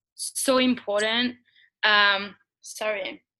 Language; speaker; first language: English; non-native, fluent; French